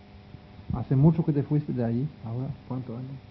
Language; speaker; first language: Spanish; non-native, fluent; Norwegian